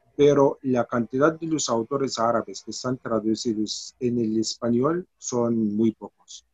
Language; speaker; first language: Spanish; non-native, fluent; Arabic